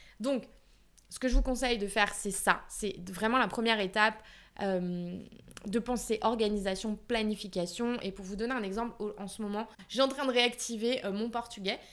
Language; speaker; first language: French; native; French